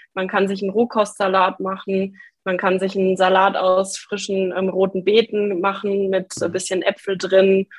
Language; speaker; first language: German; native; German